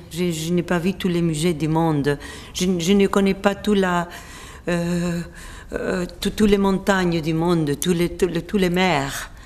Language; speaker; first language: French; non-native, fluent; Spanish